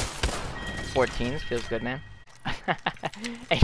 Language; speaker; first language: English; native; English